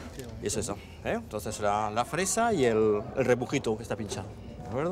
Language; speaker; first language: Spanish; early bilingual, heritage; French